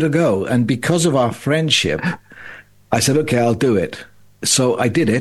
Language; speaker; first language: English; native; English